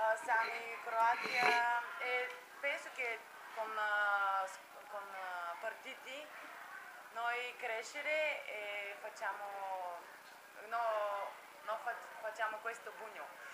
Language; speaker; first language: Italian; non-native, learner; Bulgarian